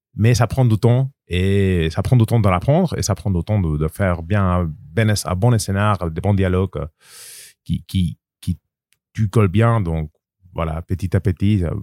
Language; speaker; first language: French; non-native, learner; Spanish